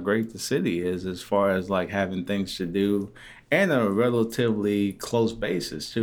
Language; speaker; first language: English; early bilingual, other home language; Haitian Creole